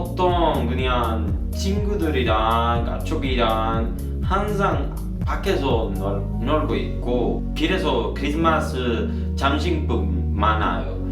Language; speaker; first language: Korean; non-native, learner; Spanish